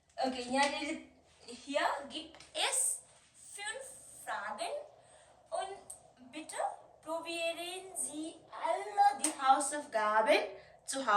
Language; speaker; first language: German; non-native, fluent; Nepali